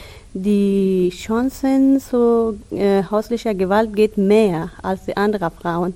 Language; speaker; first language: German; non-native, learner; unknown